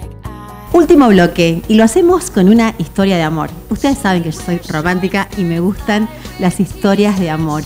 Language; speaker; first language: Spanish; native; Spanish